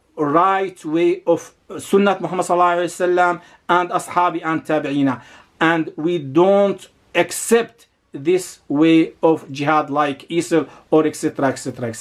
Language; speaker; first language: English; non-native, learner; Arabic